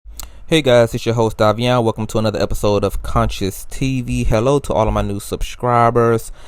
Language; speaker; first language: English; native; English